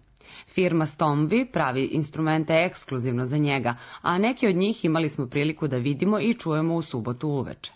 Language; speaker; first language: Serbian; native; Serbian